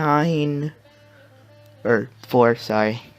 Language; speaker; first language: English; native; English